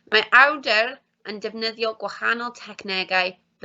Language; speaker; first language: Welsh; non-native, fluent; English